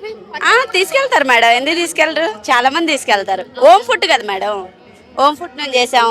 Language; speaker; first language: Telugu; native; Telugu